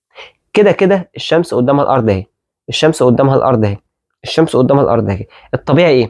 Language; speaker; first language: Arabic; native; Arabic